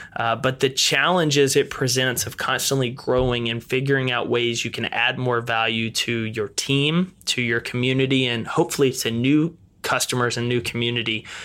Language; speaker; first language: English; native; English